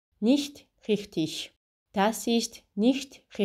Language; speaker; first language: German; non-native, fluent; Georgian